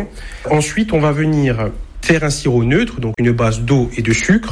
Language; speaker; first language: French; native; French